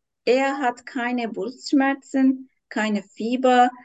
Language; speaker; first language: German; non-native, learner; Turkish